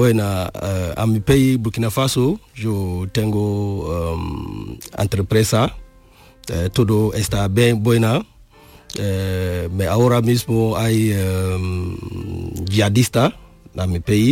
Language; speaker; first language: Spanish; non-native, learner; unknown